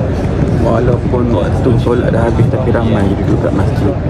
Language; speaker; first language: Malay; native; Malay